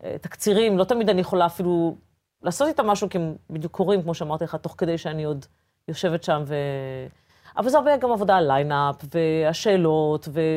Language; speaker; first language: Hebrew; early bilingual, other home language; Portuguese